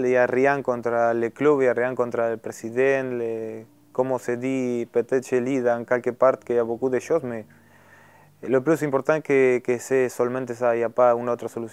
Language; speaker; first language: French; non-native, learner; Spanish